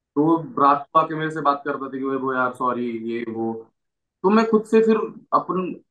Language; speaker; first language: Hindi; non-native, local second language; Marathi